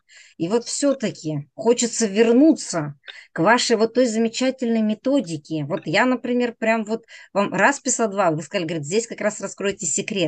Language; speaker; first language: Russian; native; Russian